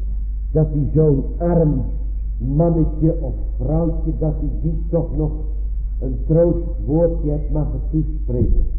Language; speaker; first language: Dutch; native; Dutch